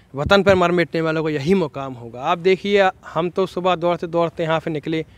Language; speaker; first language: Hindi; native; Hindi